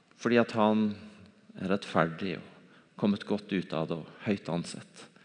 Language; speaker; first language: Norwegian; native; Norwegian